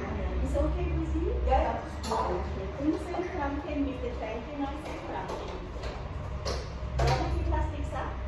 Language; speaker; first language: German; non-native, learner; Thai